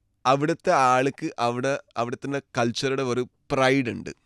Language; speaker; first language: Malayalam; non-native, learner; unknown